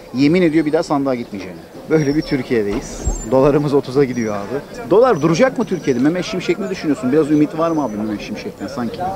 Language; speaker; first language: Turkish; native; Turkish